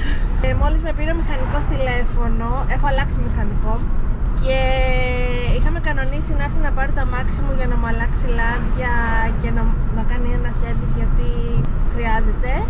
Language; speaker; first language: Greek; native; Greek